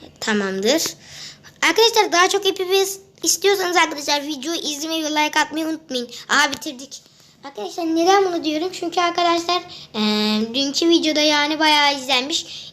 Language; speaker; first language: Turkish; native; Turkish